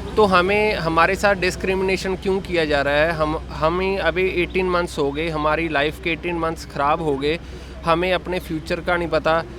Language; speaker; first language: Hindi; non-native, local second language; Punjabi